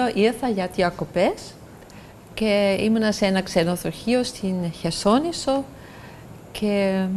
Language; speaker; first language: Greek; non-native, fluent; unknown